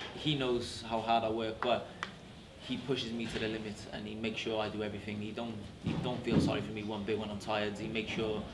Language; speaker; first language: English; native; English